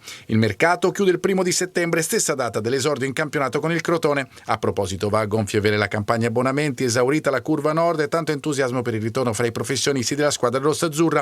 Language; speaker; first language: Italian; native; Italian